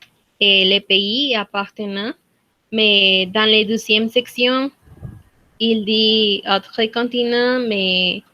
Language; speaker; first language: French; non-native, learner; Spanish